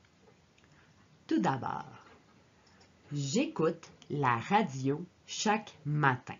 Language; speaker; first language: French; native; French